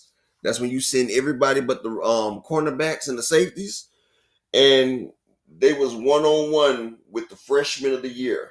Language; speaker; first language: English; native; English